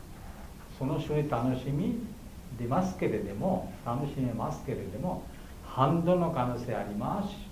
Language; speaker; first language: Japanese; non-native, learner; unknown